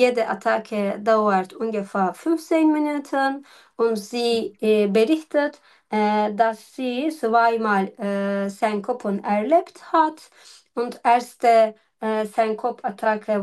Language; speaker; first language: German; non-native, learner; Turkish